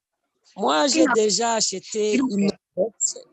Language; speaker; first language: French; non-native, local second language; Swahili